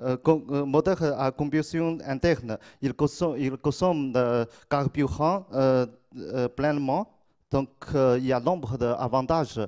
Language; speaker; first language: French; non-native, learner; Chinese